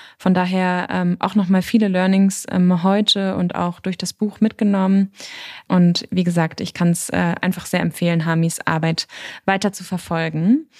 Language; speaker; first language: German; native; German